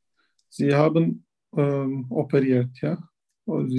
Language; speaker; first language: German; non-native, learner; Turkish